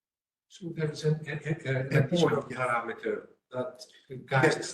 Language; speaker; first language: English; non-native, fluent; Greek